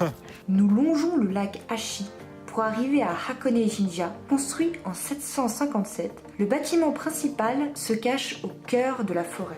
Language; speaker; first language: French; native; French